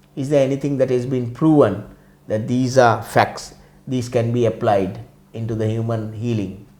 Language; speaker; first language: English; non-native, local second language; Sinhala